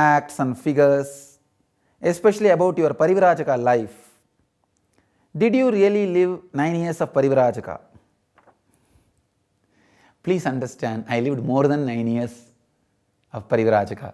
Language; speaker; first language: English; non-native, local second language; Tamil